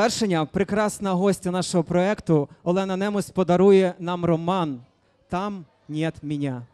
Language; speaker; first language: Ukrainian; native; Ukrainian